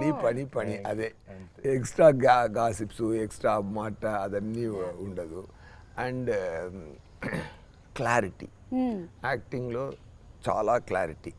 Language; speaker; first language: Telugu; non-native, learner; Tamil